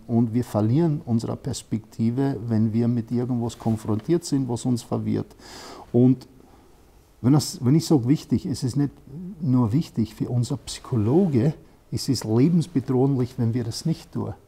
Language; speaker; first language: German; non-native, fluent; English